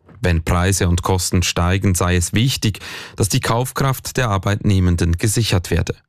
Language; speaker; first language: German; native; German